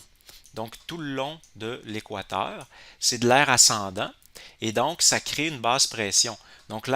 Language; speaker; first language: French; native; French